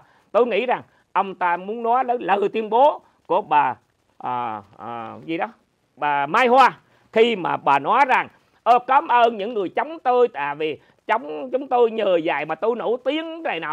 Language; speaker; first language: Vietnamese; native; Vietnamese